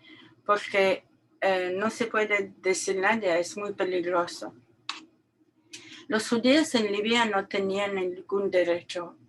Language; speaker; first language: Spanish; non-native, learner; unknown